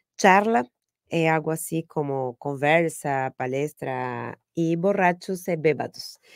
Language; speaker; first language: Portuguese; non-native, fluent; Spanish